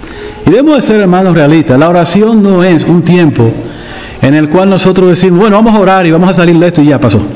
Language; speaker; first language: Spanish; native; Spanish